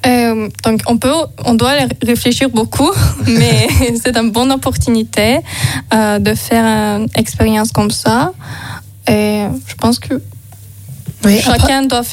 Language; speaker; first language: French; non-native, learner; Azerbaijani